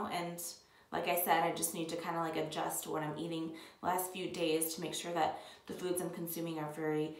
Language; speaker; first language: English; native; English